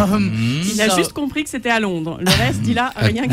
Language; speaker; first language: French; native; French